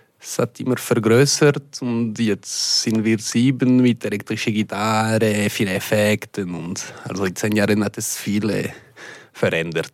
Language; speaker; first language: German; non-native, local second language; French